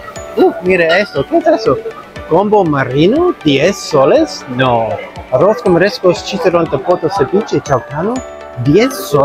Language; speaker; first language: Spanish; non-native, learner; English